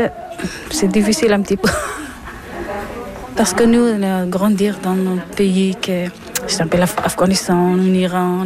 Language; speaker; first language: French; non-native, learner; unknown